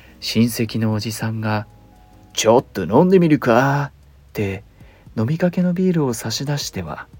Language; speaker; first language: Japanese; native; Japanese